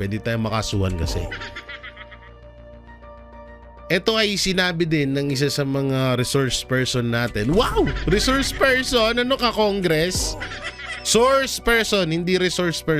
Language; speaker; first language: Filipino; native; Filipino